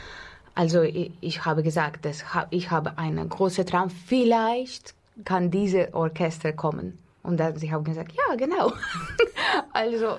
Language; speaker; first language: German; non-native, learner; Russian